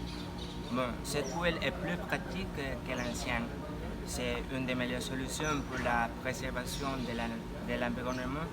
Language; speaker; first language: French; non-native, learner; Spanish